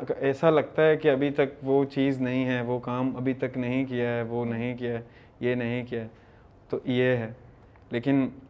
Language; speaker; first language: Urdu; non-native, local second language; Baluchi